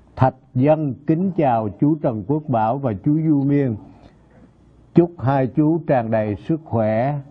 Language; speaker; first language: Vietnamese; native; Vietnamese